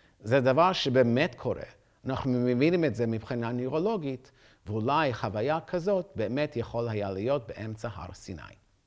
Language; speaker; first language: Hebrew; non-native, fluent; English